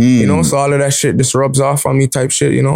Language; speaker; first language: English; native; English